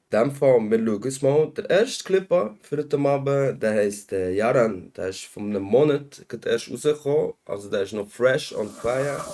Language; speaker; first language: German; native; German